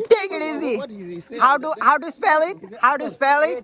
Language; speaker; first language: English; non-native, local second language; Bangla